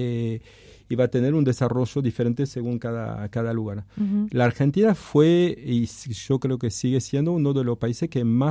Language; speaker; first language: Spanish; non-native, fluent; French